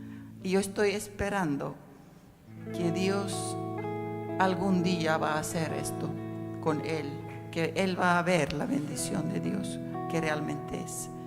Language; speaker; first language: Spanish; non-native, fluent; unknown